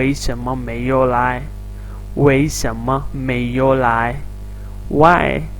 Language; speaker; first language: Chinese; non-native, fluent; Urdu